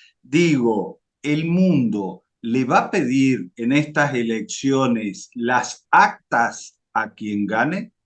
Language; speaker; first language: Spanish; native; Spanish